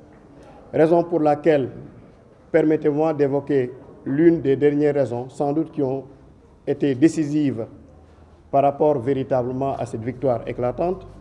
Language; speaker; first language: French; non-native, local second language; Wolof